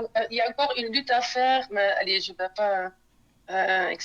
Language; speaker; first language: French; non-native, local second language; Dutch